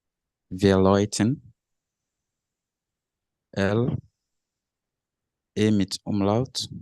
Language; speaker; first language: German; non-native, learner; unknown